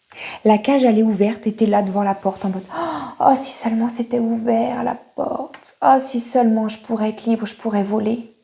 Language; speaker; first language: French; native; French